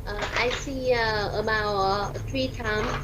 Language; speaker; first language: English; non-native, learner; Vietnamese